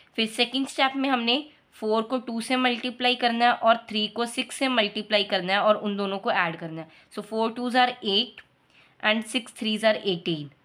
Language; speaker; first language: Hindi; non-native, local second language; Punjabi